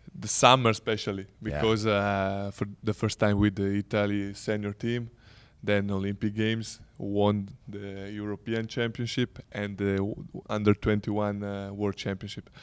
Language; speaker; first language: English; non-native, learner; Italian